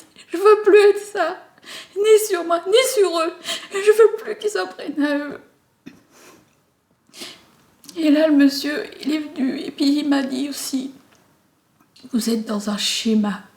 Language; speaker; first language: French; native; French